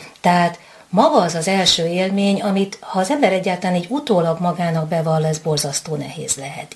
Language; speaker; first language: Hungarian; native; Hungarian